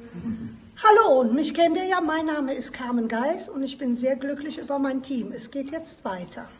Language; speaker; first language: German; native; German